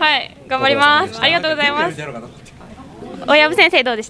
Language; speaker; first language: Japanese; native; Japanese